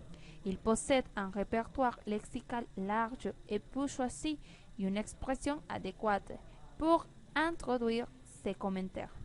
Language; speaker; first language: French; non-native, learner; Spanish